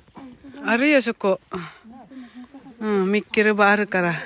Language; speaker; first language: Japanese; non-native, fluent; Filipino